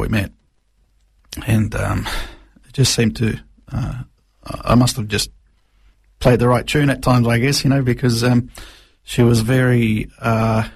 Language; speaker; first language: English; non-native, local second language; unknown